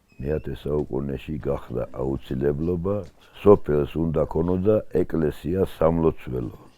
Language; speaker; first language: Georgian; non-native, local second language; Svan